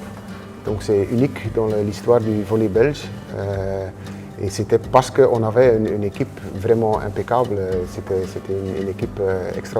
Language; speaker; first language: French; non-native, local second language; Dutch